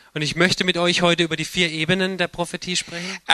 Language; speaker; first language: German; native; German